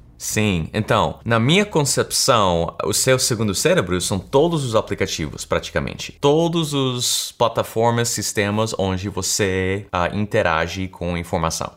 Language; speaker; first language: Portuguese; early bilingual, heritage; English